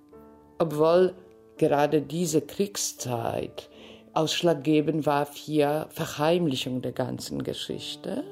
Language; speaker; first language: German; non-native, fluent; Polish